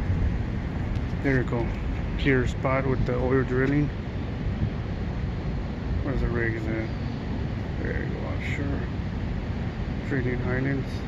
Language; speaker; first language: English; native; English